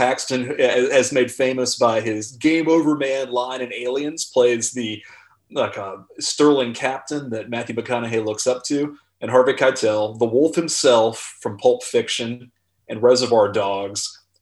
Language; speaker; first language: English; native; English